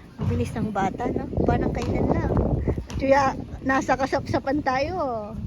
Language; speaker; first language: Filipino; native; Filipino